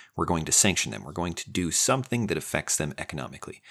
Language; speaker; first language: English; native; English